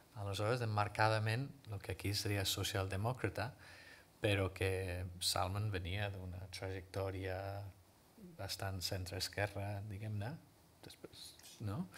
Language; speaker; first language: Catalan; native; Catalan